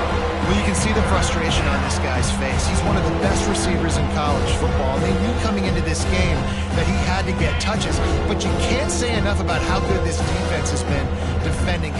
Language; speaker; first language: English; native; English